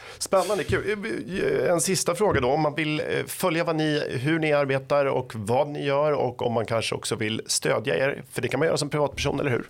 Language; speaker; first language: Swedish; native; Swedish